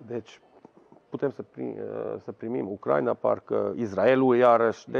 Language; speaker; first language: Romanian; non-native, local second language; Hungarian